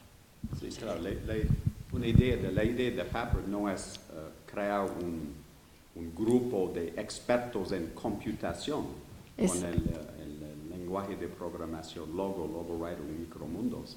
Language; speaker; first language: Spanish; non-native, learner; English